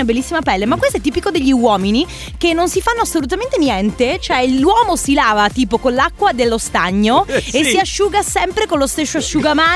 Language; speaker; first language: Italian; native; Italian